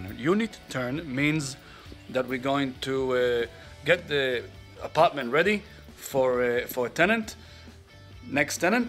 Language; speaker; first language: English; non-native, fluent; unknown